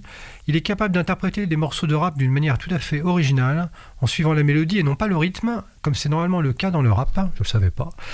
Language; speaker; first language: French; native; French